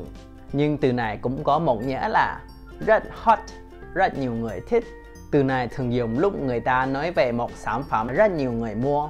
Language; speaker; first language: Vietnamese; non-native, fluent; Chinese